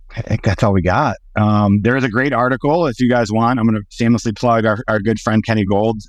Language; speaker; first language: English; native; English